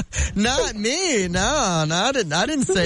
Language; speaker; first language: English; native; English